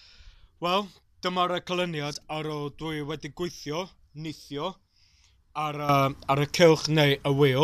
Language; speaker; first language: Welsh; non-native, learner; English